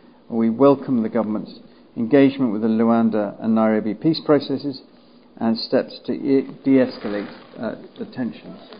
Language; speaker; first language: English; native; English